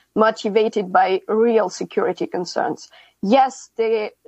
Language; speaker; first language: English; non-native, fluent; Ukrainian